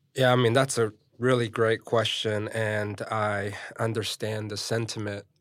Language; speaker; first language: English; early bilingual, other home language; Korean